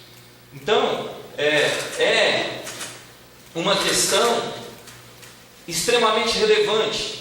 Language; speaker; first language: Portuguese; native; Portuguese